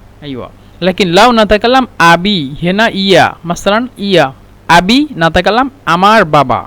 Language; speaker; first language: Arabic; non-native, fluent; Bangla